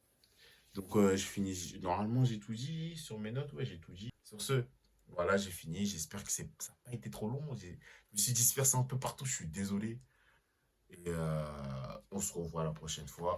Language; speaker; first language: French; native; French